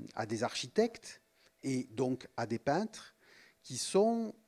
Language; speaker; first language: French; native; French